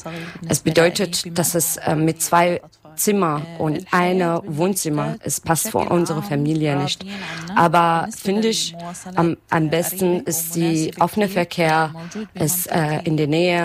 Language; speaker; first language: German; non-native, learner; Arabic